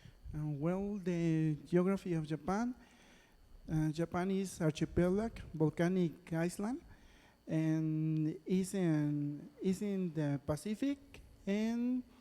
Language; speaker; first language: English; non-native, learner; Spanish